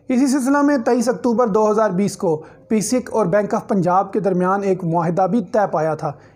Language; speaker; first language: Urdu; native; Urdu